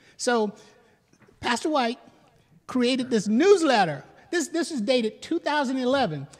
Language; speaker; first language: English; native; English